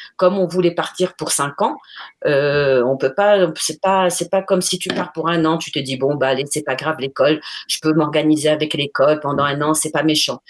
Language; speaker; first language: French; non-native, local second language; Arabic